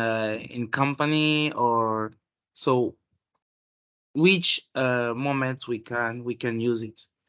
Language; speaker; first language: English; non-native, learner; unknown